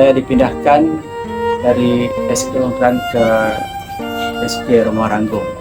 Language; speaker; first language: Malay; non-native, local second language; Iban